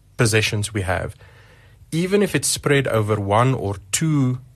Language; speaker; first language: English; non-native, local second language; Afrikaans